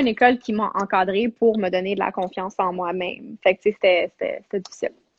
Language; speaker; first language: French; native; French